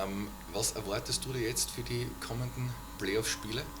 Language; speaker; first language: German; native; German